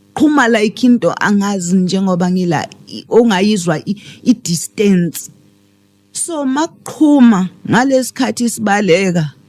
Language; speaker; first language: Zulu; native; Zulu